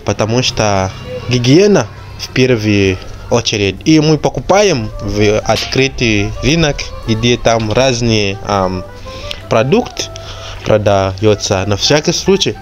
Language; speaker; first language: Russian; non-native, learner; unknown